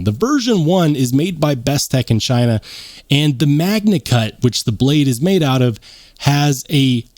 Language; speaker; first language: English; native; English